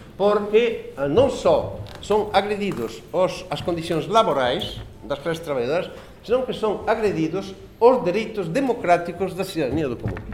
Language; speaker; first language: Galician; native; Galician